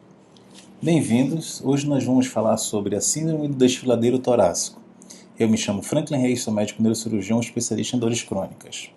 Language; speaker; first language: Portuguese; native; Portuguese